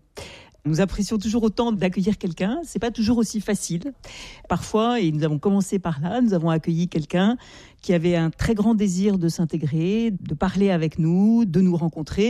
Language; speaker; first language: French; native; French